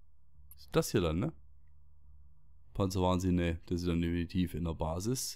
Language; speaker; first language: German; native; German